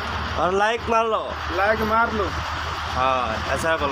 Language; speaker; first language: Hindi; non-native, learner; Bangla